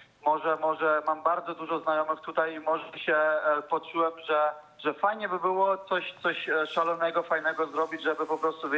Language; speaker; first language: Polish; early bilingual, heritage; Polish